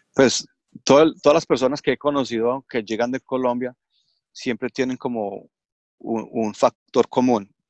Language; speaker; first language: Spanish; early bilingual, heritage; English